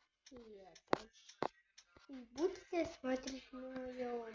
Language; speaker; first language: Russian; non-native, local second language; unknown